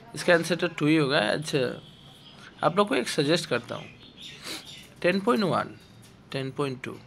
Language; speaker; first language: Hindi; non-native, local second language; Assamese